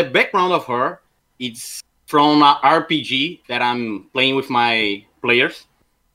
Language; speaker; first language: English; non-native, fluent; Portuguese